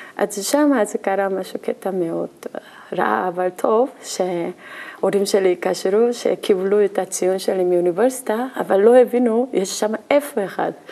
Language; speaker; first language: Hebrew; non-native, learner; Korean